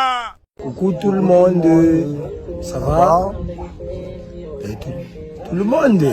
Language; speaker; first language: French; non-native, local second language; Malagasy